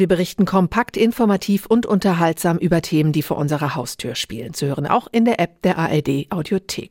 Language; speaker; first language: German; native; German